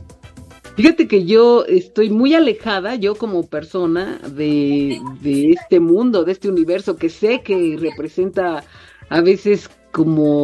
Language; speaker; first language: Spanish; native; Spanish